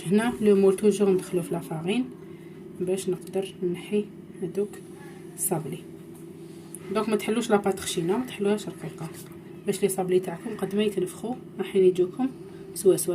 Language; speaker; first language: Arabic; native; Arabic